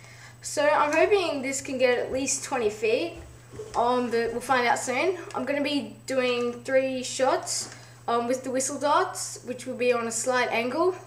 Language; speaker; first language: English; native; English